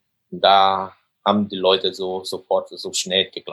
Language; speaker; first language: German; non-native, fluent; Vietnamese